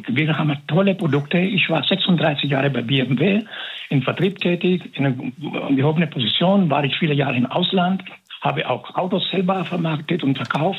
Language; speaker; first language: German; non-native, fluent; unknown